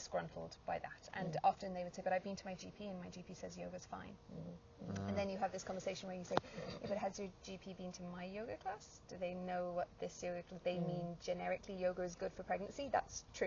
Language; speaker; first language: English; native; English